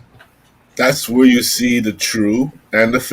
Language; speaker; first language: English; native; English